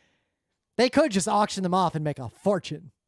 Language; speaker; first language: English; native; English